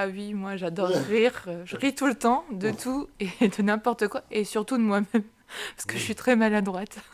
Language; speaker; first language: French; native; French